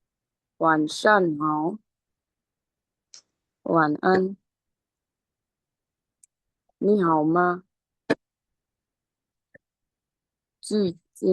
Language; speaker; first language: Chinese; non-native, learner; Lao